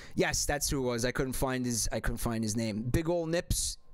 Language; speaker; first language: English; native; English